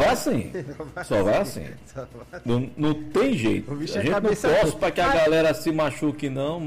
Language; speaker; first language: Portuguese; native; Portuguese